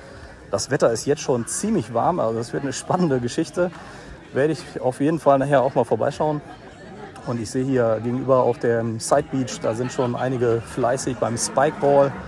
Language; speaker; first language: German; native; German